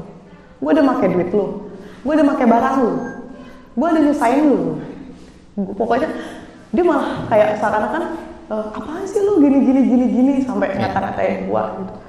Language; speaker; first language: Indonesian; native; Indonesian